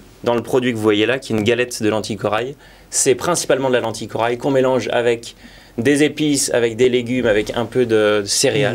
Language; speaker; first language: French; native; French